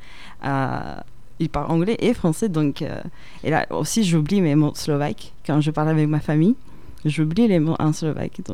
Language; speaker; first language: French; non-native, fluent; Slovak